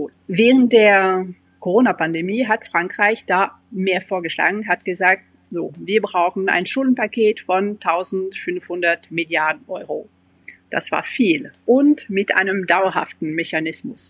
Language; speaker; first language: German; non-native, fluent; French